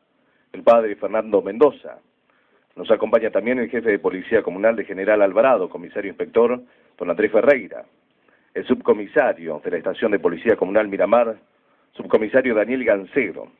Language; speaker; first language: Spanish; native; Spanish